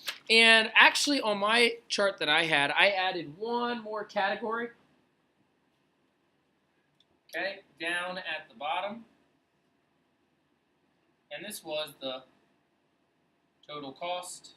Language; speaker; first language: English; native; English